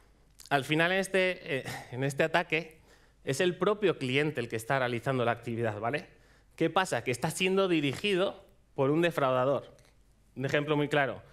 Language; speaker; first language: Spanish; native; Spanish